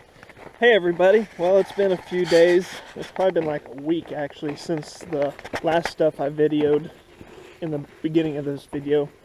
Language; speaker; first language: English; native; English